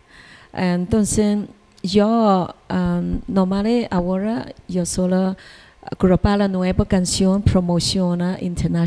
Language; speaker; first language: Spanish; non-native, learner; Chinese